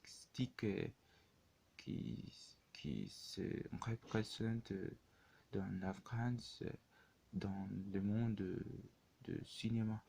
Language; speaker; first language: French; non-native, learner; Spanish